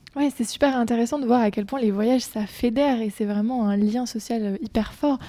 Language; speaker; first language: French; native; French